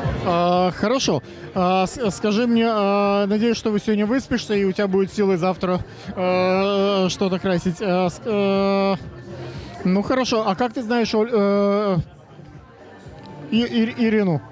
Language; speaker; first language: Russian; native; Russian